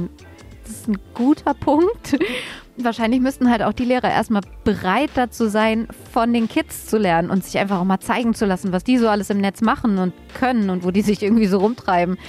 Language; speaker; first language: German; native; German